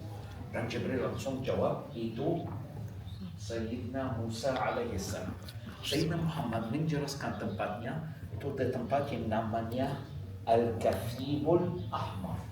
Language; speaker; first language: Indonesian; non-native, fluent; Arabic